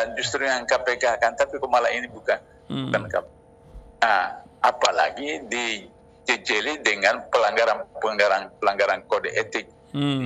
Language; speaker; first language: Indonesian; native; Indonesian